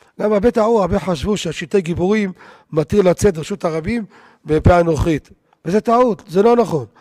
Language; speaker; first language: Hebrew; native; Hebrew